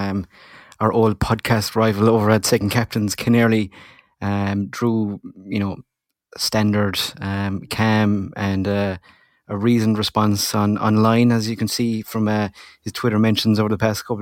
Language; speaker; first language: English; native; English